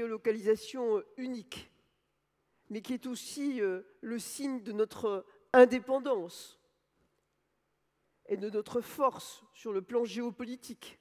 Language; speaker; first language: French; native; French